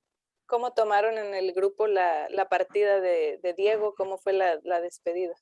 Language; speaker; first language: Spanish; native; Spanish